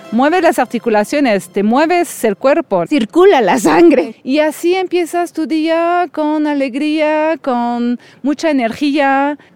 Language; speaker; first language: Spanish; non-native, fluent; French